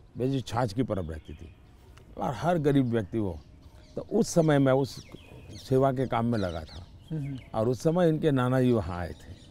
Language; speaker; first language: Hindi; non-native, local second language; Gujarati